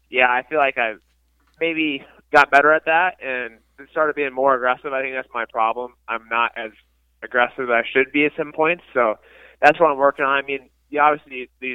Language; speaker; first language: English; native; English